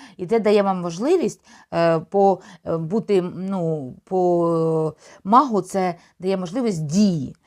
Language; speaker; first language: Ukrainian; non-native, local second language; Russian